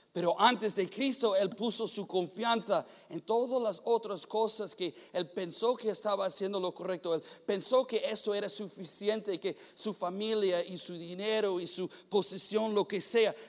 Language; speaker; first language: Spanish; non-native, fluent; English